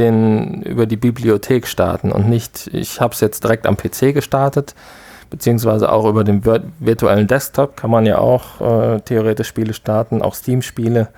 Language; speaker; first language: German; native; German